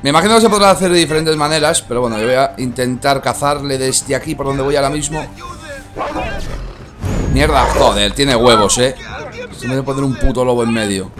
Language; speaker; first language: Spanish; native; Spanish